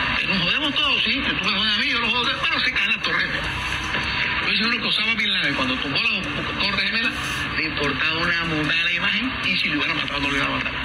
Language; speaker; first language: Spanish; native; Spanish